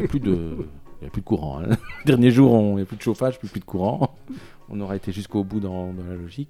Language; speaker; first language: French; native; French